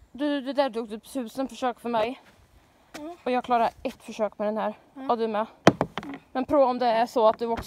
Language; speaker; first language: Swedish; native; Swedish